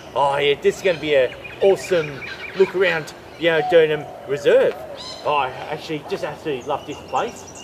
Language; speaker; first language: English; native; English